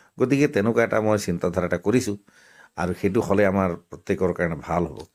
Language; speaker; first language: Assamese; non-native, local second language; Sadri